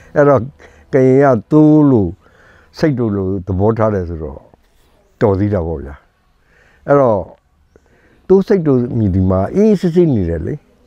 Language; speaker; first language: Burmese; non-native, local second language; S'gaw Karen